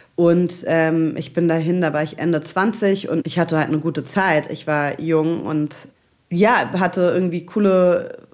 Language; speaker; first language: German; native; German